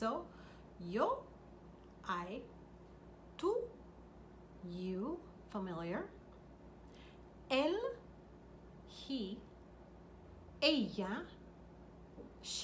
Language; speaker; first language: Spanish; non-native, learner; English